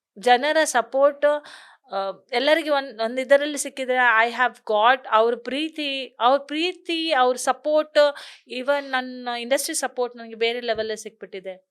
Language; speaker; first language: Kannada; non-native, local second language; Konkani